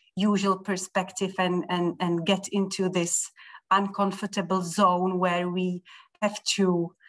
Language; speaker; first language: English; non-native, fluent; Czech